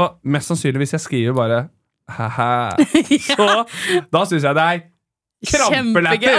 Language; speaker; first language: Norwegian; native; Norwegian